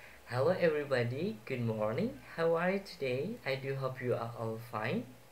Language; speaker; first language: English; non-native, fluent; Indonesian